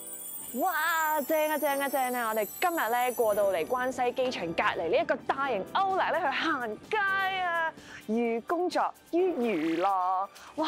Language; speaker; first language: Cantonese; native; Cantonese